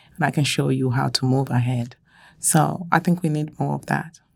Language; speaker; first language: English; non-native, local second language; Yoruba